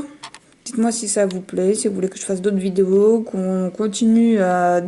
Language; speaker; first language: French; native; French